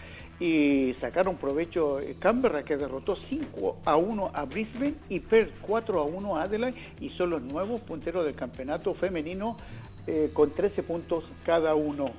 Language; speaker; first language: Spanish; native; Spanish